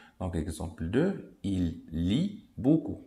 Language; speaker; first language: French; non-native, local second language; Arabic